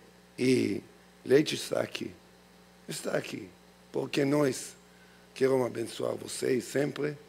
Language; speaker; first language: Portuguese; non-native, learner; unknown